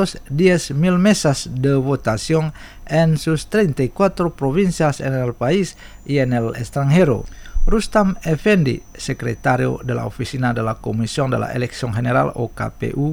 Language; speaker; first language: Spanish; non-native, fluent; Indonesian